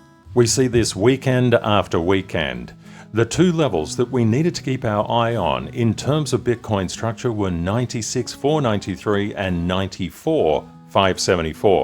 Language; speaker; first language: English; native; English